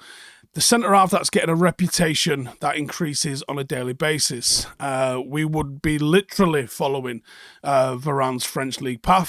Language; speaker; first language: English; native; English